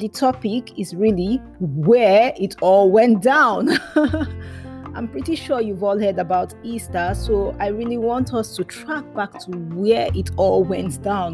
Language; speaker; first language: English; non-native, local second language; Yoruba